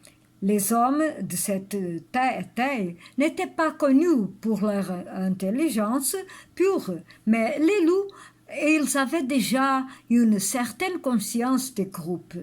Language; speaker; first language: French; non-native, learner; Portuguese